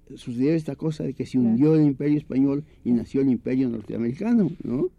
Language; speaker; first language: Spanish; native; Spanish